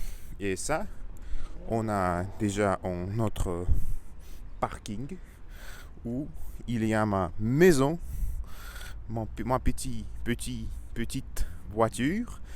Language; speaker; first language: French; non-native, learner; Russian